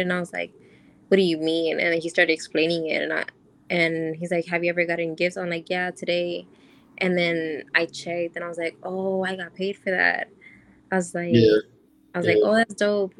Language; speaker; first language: English; native; English